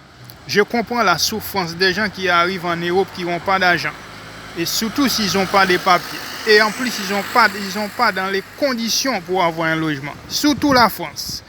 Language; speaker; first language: French; non-native, local second language; Haitian Creole